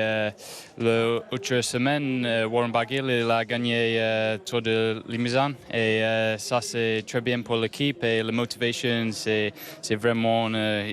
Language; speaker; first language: French; non-native, learner; English